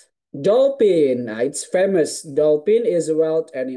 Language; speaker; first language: English; non-native, fluent; Indonesian